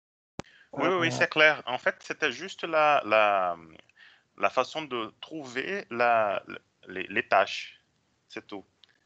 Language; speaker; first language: French; non-native, fluent; Portuguese